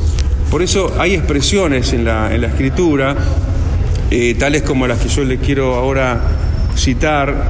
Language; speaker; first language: Spanish; native; Spanish